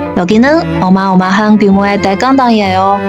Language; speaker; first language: Korean; non-native, fluent; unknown